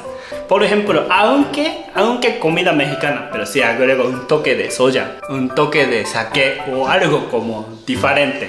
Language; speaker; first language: Spanish; non-native, learner; Japanese